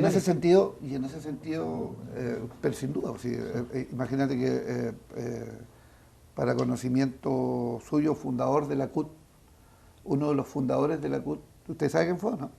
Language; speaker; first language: Spanish; native; Spanish